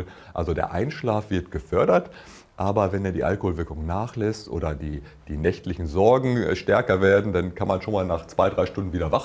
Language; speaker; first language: German; native; German